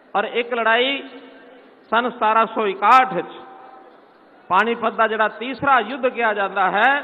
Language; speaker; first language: Hindi; non-native, local second language; Punjabi